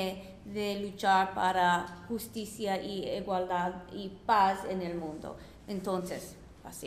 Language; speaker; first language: Spanish; non-native, fluent; English